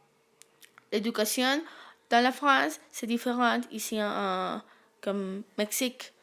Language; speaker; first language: French; non-native, learner; Spanish